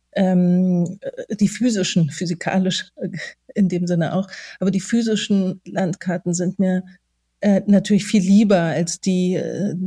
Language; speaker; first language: German; native; German